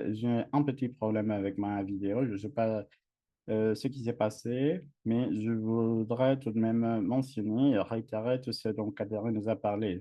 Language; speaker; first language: French; non-native, fluent; English